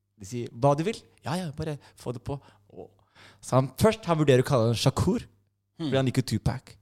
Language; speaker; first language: Norwegian; native; Norwegian